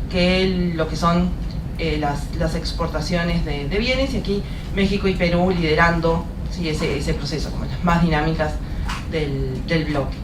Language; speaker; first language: Spanish; native; Spanish